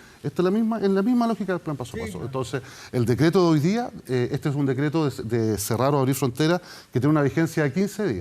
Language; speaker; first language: Spanish; native; Spanish